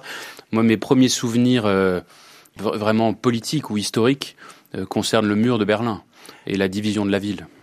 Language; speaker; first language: French; native; French